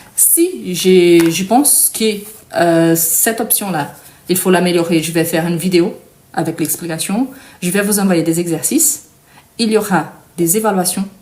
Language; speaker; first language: French; non-native, fluent; Portuguese